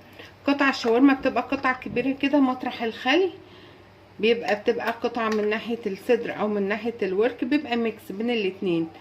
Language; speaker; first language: Arabic; native; Arabic